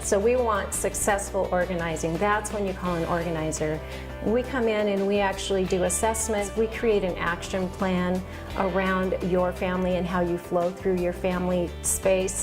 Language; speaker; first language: English; native; English